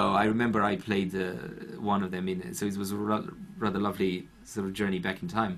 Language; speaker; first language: English; non-native, fluent; Romanian